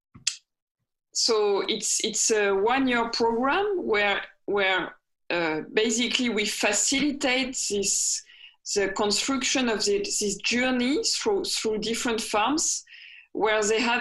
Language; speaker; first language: English; non-native, fluent; French